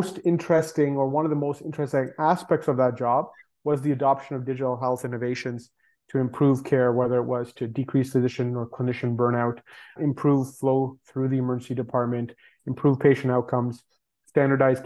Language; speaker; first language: English; native; English